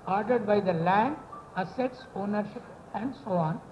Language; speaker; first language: English; non-native, local second language; Telugu